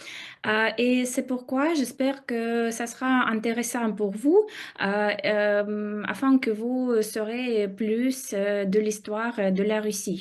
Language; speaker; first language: French; non-native, fluent; Russian